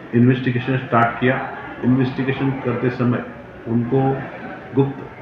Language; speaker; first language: Hindi; non-native, local second language; Marathi